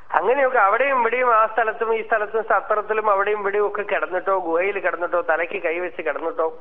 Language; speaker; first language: Malayalam; non-native, local second language; Tamil